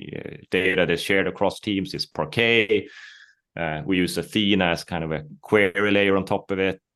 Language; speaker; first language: English; non-native, fluent; Swedish